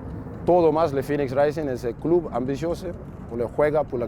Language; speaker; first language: Spanish; non-native, learner; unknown